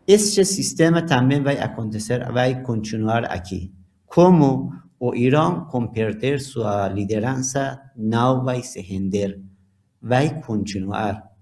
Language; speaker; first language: Portuguese; non-native, learner; Persian